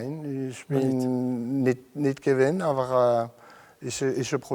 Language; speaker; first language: German; non-native, local second language; French